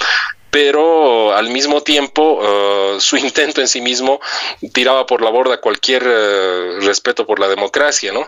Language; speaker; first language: Spanish; native; Spanish